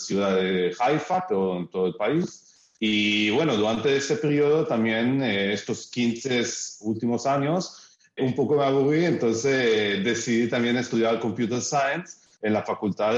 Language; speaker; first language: Spanish; early bilingual, heritage; Spanish